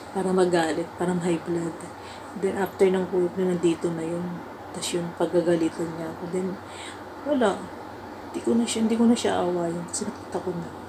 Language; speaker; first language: Filipino; native; Filipino